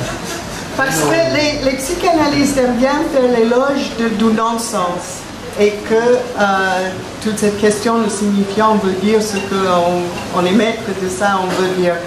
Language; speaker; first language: French; non-native, fluent; English